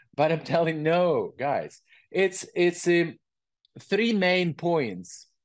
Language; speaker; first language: English; non-native, learner; Ukrainian